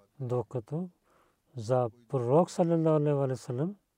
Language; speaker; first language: Bulgarian; non-native, learner; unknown